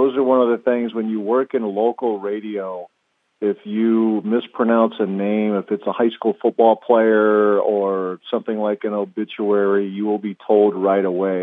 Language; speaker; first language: English; native; English